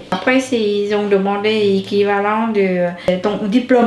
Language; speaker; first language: French; non-native, learner; Vietnamese